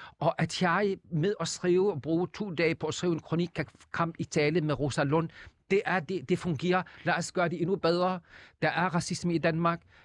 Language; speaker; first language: Danish; non-native, fluent; Arabic